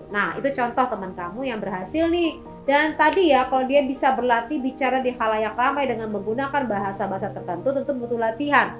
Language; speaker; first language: Indonesian; native; Indonesian